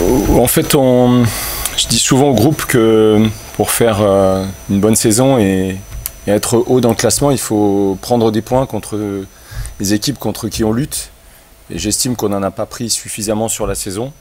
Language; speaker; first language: French; native; French